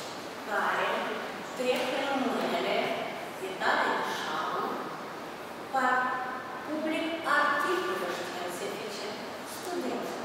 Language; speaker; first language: Romanian; non-native, local second language; Russian